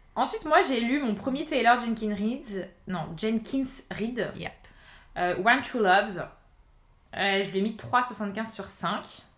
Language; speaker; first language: French; native; French